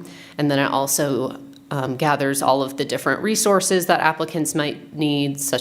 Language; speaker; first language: English; native; English